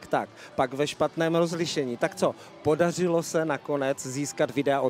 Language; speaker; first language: Czech; native; Czech